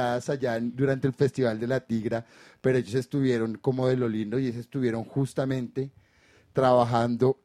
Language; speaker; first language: Spanish; native; Spanish